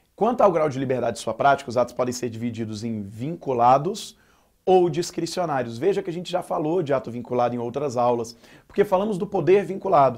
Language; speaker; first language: Portuguese; native; Portuguese